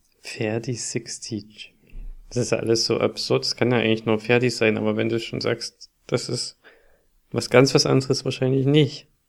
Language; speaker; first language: German; native; German